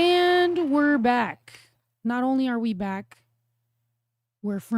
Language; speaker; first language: English; early bilingual, other home language; Spanish